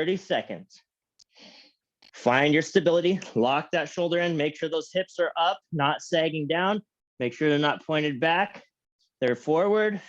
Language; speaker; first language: English; native; English